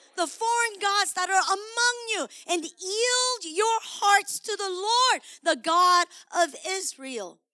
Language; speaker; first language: English; early bilingual, other home language; Korean